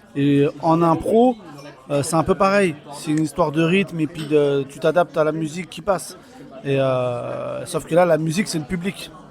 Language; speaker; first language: French; early bilingual, other home language; Kabyle